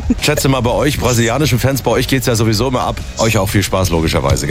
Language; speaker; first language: German; native; German